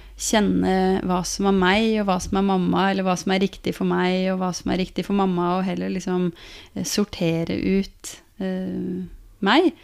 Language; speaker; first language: Norwegian; native; Norwegian